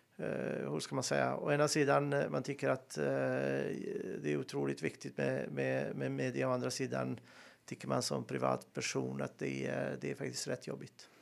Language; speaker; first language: Swedish; non-native, fluent; Serbian